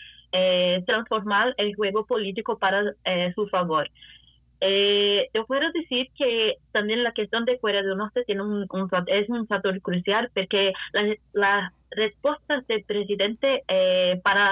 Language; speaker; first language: Spanish; non-native, fluent; Portuguese